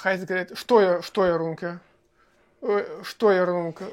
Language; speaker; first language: German; non-native, fluent; Russian